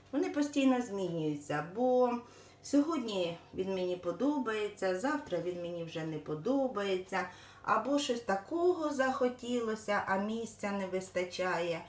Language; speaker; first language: Ukrainian; non-native, local second language; Russian